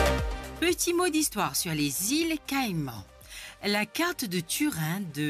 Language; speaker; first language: French; non-native, local second language; Morisyen